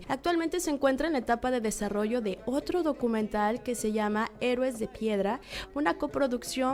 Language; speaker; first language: Spanish; native; Spanish